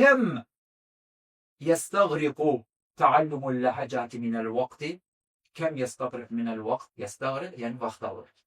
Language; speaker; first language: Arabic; non-native, fluent; Azerbaijani